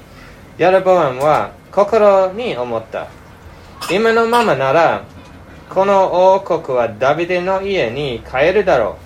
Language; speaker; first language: Japanese; non-native, fluent; English